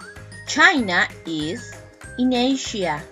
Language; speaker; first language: English; non-native, fluent; Spanish